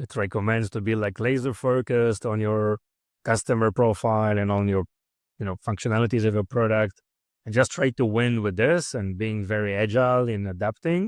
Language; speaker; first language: English; non-native, fluent; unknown